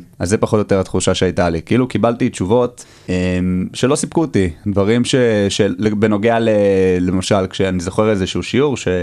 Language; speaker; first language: Hebrew; native; Hebrew